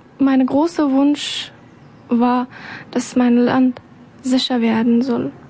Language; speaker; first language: German; non-native, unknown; Persian